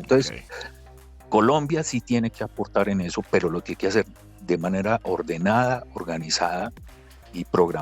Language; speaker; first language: Spanish; native; Spanish